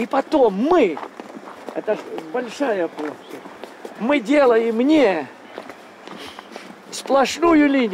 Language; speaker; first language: Russian; non-native, local second language; Ukrainian